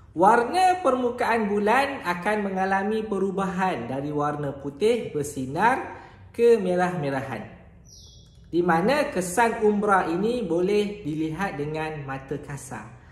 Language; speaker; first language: Malay; native; Malay